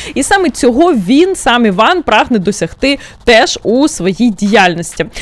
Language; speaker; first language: Ukrainian; native; Ukrainian